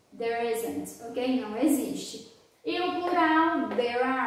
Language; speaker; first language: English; non-native, fluent; Portuguese